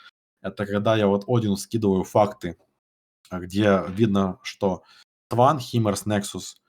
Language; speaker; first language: Russian; native; Russian